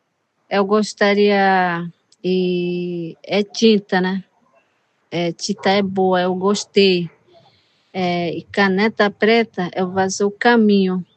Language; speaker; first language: Portuguese; non-native, local second language; Yanomámi